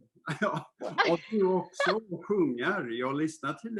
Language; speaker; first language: Swedish; non-native, learner; English